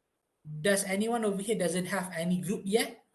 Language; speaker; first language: English; non-native, local second language; Malay